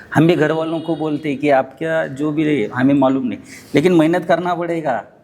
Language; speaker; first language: Hindi; non-native, local second language; Marathi